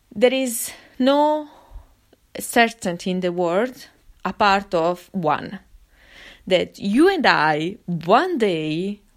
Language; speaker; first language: English; non-native, fluent; Italian